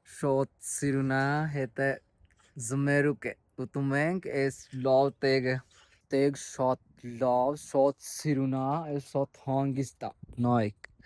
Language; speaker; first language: Armenian; non-native, learner; Hindi